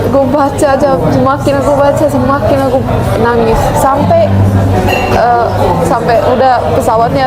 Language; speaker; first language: Indonesian; non-native, fluent; Finnish